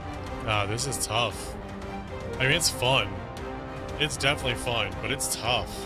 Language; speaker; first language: English; native; English